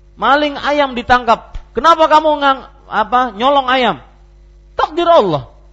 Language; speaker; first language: Indonesian; native; Indonesian